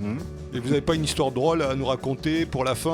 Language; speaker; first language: French; native; French